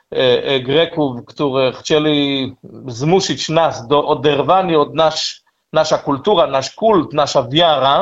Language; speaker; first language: Polish; non-native, learner; Hebrew